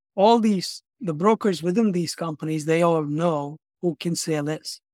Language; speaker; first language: English; non-native, local second language; Tamil